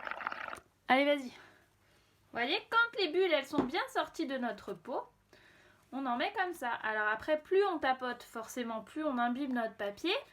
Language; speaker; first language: French; native; French